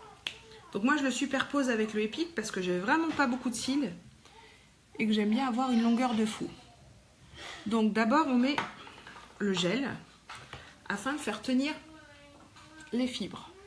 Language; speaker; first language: French; native; French